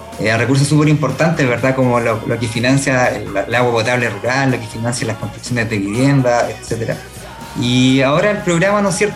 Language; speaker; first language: Spanish; native; Spanish